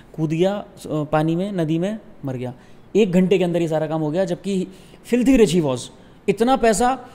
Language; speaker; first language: Hindi; native; Hindi